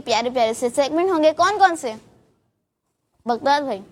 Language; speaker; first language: Urdu; native; Urdu